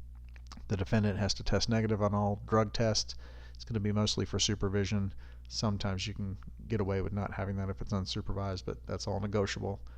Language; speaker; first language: English; native; English